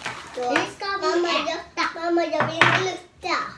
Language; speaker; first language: Swedish; early bilingual, other home language; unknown